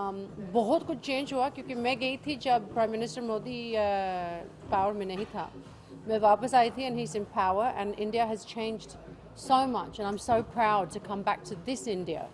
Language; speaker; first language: Hindi; early bilingual, heritage; English